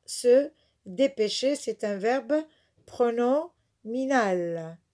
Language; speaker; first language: French; non-native, local second language; Arabic